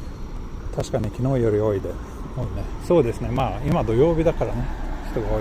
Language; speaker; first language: Japanese; non-native, learner; Swedish